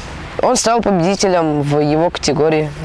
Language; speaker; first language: Russian; native; Russian